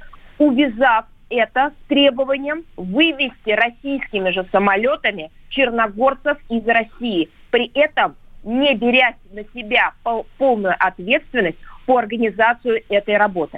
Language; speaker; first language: Russian; native; Russian